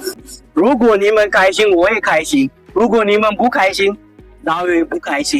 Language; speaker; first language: Chinese; non-native, fluent; Sinhala